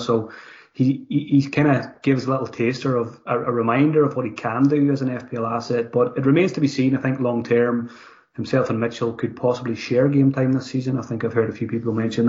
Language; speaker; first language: English; native; English